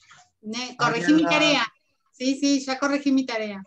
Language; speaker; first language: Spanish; native; Spanish